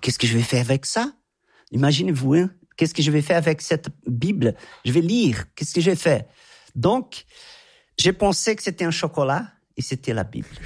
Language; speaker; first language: French; non-native, fluent; Portuguese